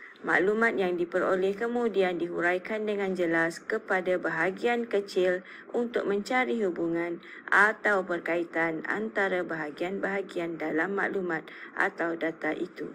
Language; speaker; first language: Malay; native; Malay